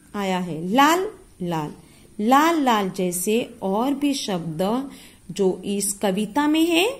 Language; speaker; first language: Hindi; non-native, local second language; Marathi